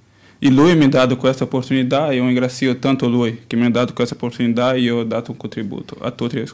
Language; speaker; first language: Italian; non-native, learner; Portuguese